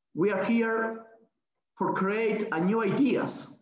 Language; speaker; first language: English; non-native, learner; Spanish